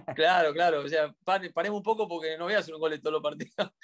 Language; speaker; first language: Spanish; native; Spanish